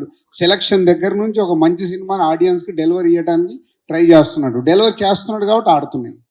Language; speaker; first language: Telugu; native; Telugu